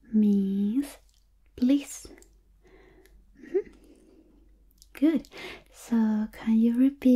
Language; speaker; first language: English; non-native, fluent; Spanish